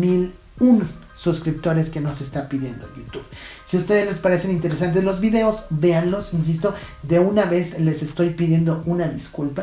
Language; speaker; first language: Spanish; native; Spanish